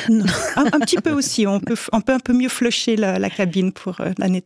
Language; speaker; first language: French; native; French